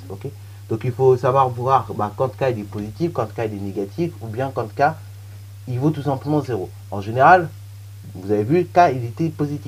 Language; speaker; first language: French; native; French